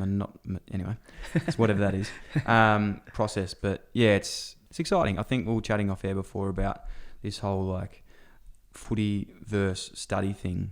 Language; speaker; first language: English; native; English